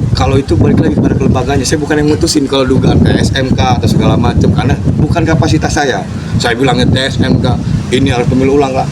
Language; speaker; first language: Indonesian; native; Indonesian